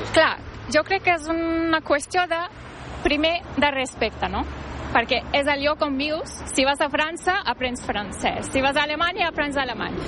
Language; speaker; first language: Catalan; non-native, fluent; Turkish